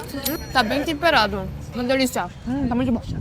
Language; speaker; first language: Portuguese; non-native, fluent; Spanish